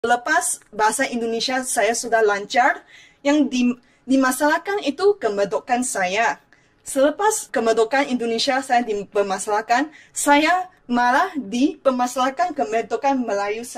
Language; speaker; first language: Indonesian; non-native, fluent; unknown